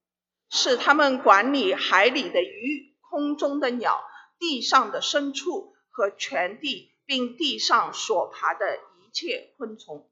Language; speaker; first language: Chinese; native; Chinese